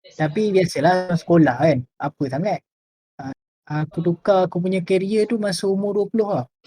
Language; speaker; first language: Malay; native; Malay